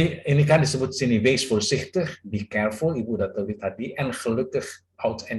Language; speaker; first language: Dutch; non-native, learner; Indonesian